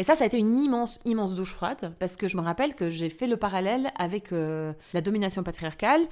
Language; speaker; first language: French; non-native, fluent; Albanian